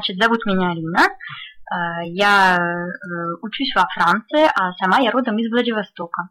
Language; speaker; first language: Russian; native; Russian